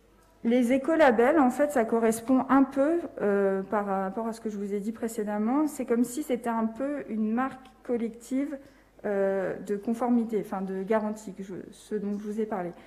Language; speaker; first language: French; native; French